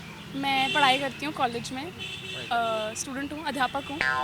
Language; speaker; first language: Hindi; native; Hindi